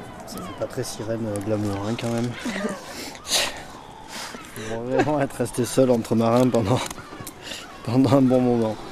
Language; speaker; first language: French; native; French